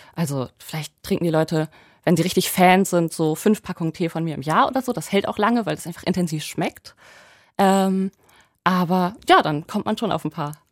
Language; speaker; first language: German; native; German